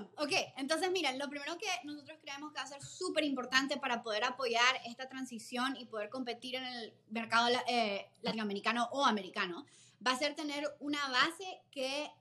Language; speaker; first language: Spanish; native; Spanish